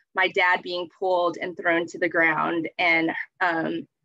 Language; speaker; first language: English; native; English